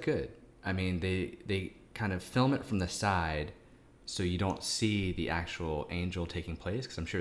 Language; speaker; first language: English; native; English